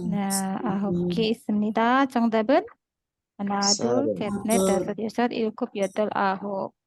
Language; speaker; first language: Korean; non-native, learner; Indonesian